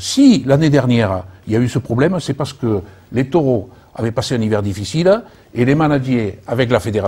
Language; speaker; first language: French; native; French